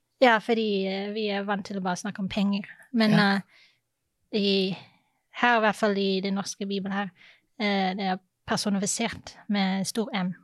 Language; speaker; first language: Norwegian; non-native, fluent; English